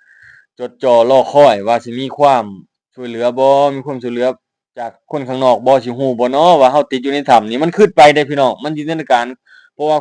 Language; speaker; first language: Thai; non-native, local second language; Northeastern Thai